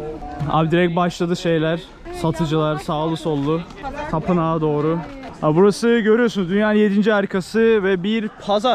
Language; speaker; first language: Turkish; native; Turkish